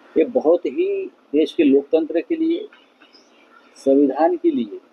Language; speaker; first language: Hindi; non-native, local second language; Marathi